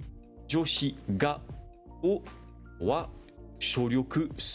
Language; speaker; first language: Japanese; non-native, fluent; French